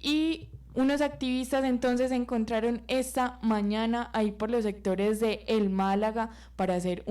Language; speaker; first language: Spanish; native; Spanish